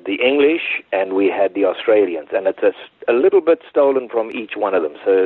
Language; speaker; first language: English; native; English